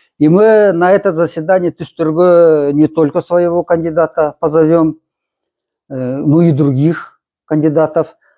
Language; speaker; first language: Russian; non-native, local second language; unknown